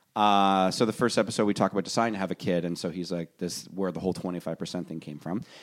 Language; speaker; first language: English; native; English